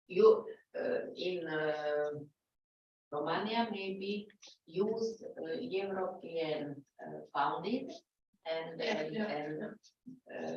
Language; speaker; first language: English; non-native, learner; Slovak